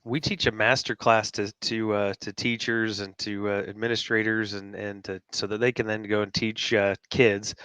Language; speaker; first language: English; native; English